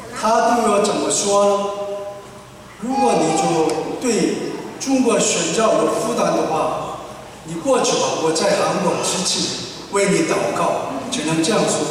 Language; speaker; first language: Chinese; non-native, fluent; Korean